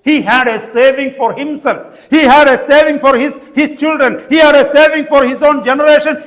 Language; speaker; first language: English; non-native, local second language; Malayalam